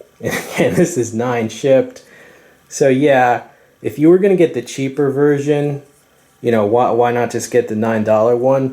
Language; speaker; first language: English; native; English